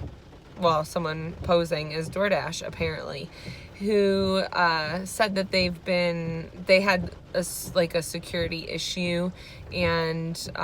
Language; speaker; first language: English; native; English